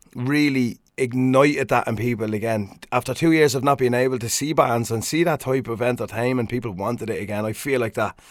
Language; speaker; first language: English; native; English